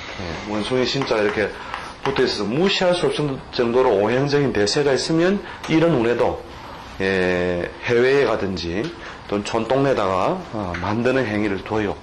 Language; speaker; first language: Korean; native; Korean